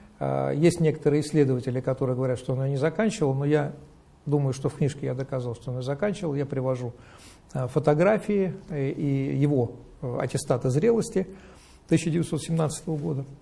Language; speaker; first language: Russian; native; Russian